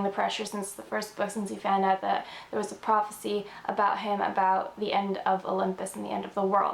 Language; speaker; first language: English; native; English